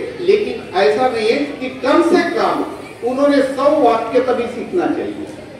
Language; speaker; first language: Hindi; non-native, local second language; Marathi